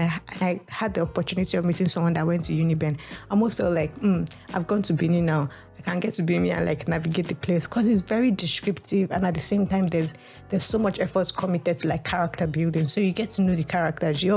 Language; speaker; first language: English; non-native, local second language; Yoruba